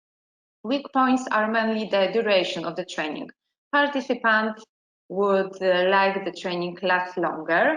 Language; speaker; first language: English; non-native, fluent; Polish